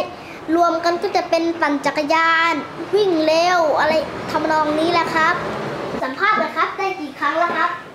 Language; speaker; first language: Thai; native; Thai